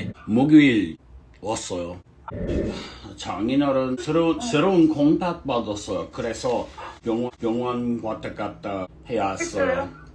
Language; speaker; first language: Korean; non-native, learner; English